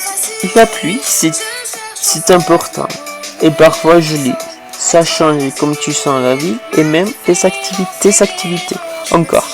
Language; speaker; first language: French; non-native, fluent; Spanish